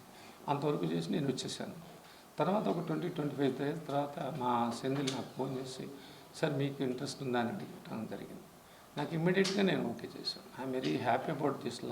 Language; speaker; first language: Telugu; native; Telugu